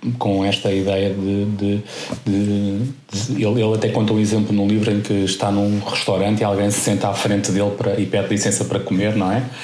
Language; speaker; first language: Portuguese; native; Portuguese